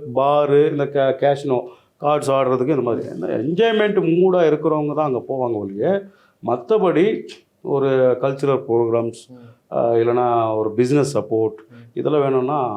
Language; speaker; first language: Tamil; non-native, local second language; Telugu